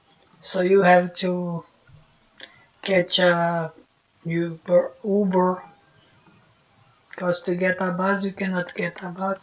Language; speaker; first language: English; non-native, fluent; Portuguese